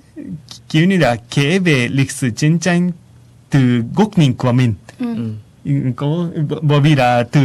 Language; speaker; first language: Vietnamese; non-native, fluent; Japanese